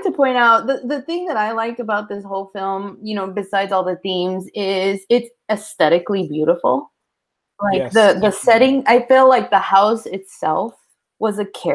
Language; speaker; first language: English; early bilingual, other home language; Spanish